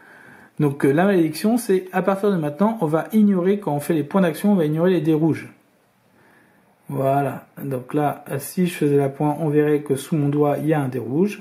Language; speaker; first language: French; native; French